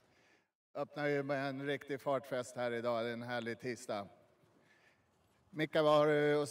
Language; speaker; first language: Swedish; native; Swedish